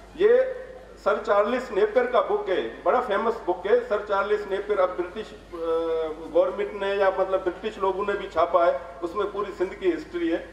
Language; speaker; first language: Urdu; non-native, local second language; Sindhi